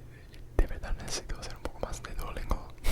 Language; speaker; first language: Spanish; non-native, learner; English